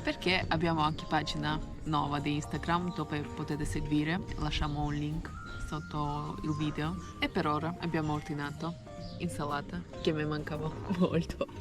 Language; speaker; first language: Italian; non-native, learner; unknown